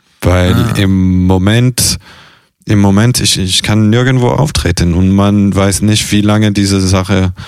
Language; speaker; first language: German; non-native, fluent; Italian